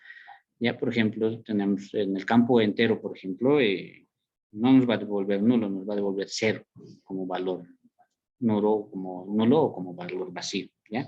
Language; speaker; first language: Spanish; native; Spanish